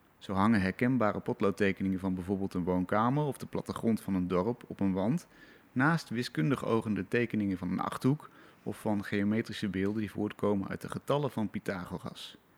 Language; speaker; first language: Dutch; native; Dutch